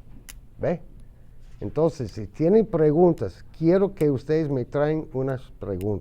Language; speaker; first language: Spanish; non-native, fluent; English